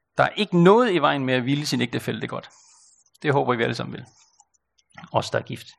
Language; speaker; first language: Danish; native; Danish